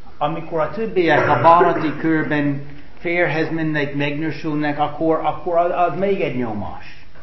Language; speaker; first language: Hungarian; non-native, fluent; English